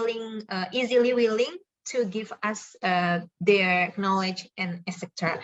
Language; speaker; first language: English; non-native, fluent; Indonesian